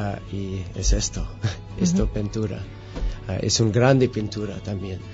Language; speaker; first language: Spanish; non-native, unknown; English